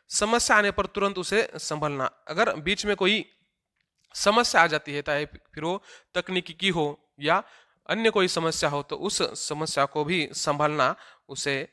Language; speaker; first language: Hindi; non-native, local second language; Marathi